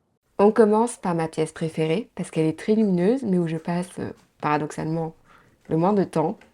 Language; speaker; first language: French; native; French